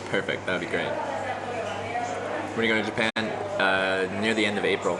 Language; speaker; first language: English; native; English